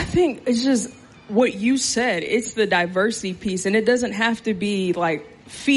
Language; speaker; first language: English; native; English